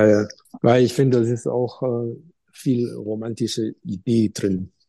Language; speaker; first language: German; non-native, fluent; Chinese